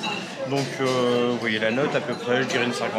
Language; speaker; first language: French; native; French